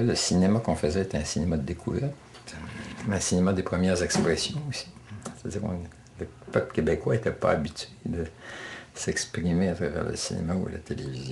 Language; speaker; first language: French; native; French